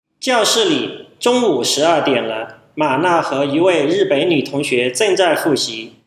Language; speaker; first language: Chinese; non-native, fluent; Thai